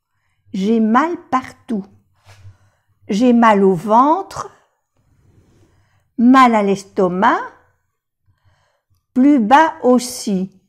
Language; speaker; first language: French; non-native, fluent; Spanish